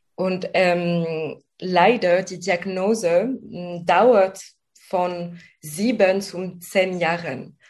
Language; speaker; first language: German; non-native, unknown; French